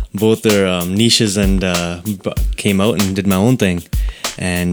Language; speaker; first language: English; native; English